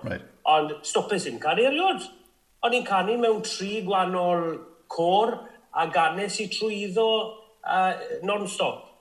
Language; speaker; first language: Welsh; native; Welsh